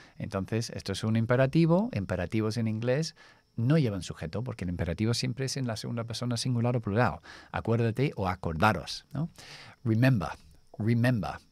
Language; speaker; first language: Spanish; non-native, fluent; English